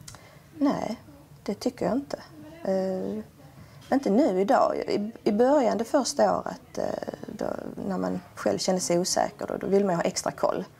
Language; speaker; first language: Swedish; native; Swedish